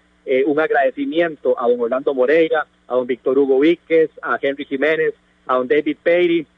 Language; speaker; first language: Spanish; native; Spanish